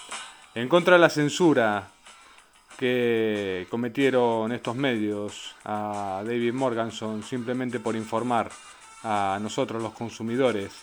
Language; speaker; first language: Spanish; native; Spanish